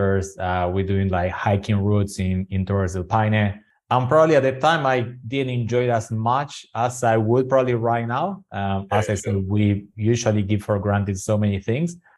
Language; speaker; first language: English; non-native, fluent; Spanish